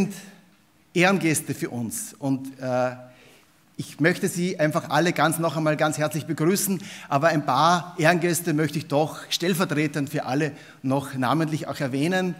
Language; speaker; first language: German; native; German